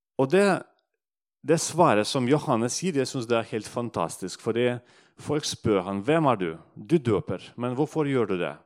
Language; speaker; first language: Norwegian; non-native, fluent; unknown